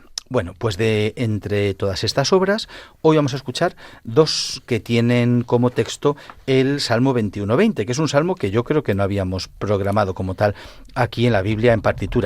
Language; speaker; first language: Spanish; native; Spanish